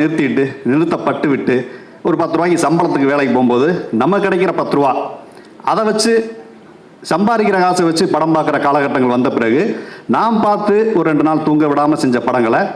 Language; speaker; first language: Tamil; native; Tamil